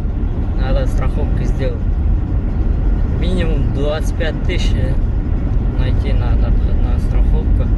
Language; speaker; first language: Russian; non-native, learner; Kyrgyz